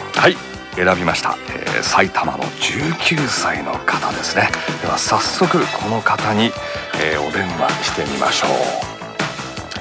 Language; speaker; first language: Japanese; early bilingual, heritage; Japanese